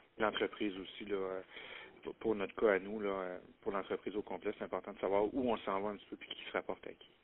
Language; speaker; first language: French; native; French